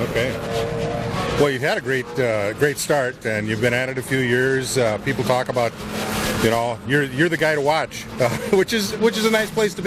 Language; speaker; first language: English; native; English